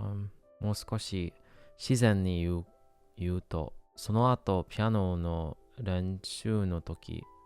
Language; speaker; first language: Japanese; non-native, learner; English